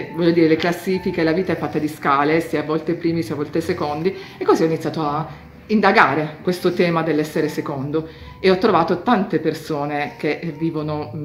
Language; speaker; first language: Italian; native; Italian